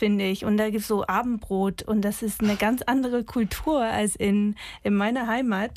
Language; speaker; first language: German; non-native, fluent; English